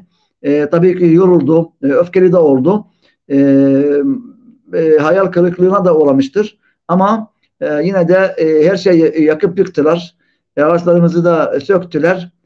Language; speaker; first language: Turkish; non-native, fluent; Arabic